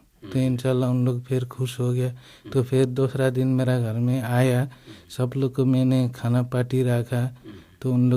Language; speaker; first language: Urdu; non-native, learner; Nepali